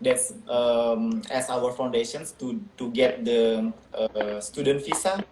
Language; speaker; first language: English; non-native, local second language; Indonesian